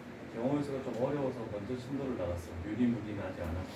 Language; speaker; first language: Korean; native; Korean